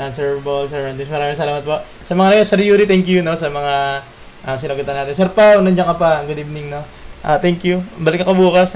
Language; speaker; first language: Filipino; native; Filipino